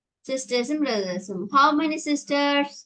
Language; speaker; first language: English; non-native, local second language; Tamil